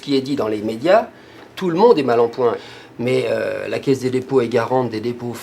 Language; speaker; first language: French; native; French